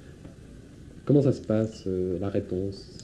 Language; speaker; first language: French; native; French